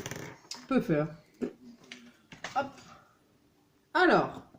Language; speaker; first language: French; native; French